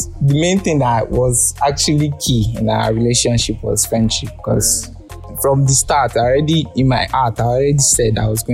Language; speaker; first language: English; non-native, local second language; Yoruba